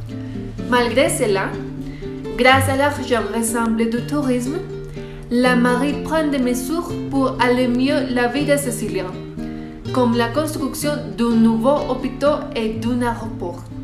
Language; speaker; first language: French; non-native, learner; Spanish